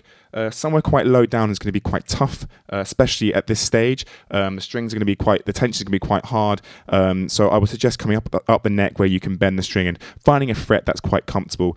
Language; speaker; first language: English; native; English